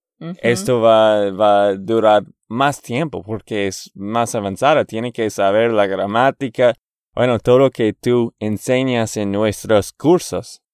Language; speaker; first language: Spanish; non-native, fluent; English